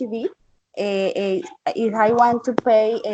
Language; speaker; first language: English; non-native, learner; Spanish